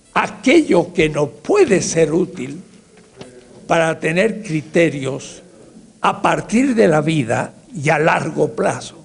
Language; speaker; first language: Spanish; native; Spanish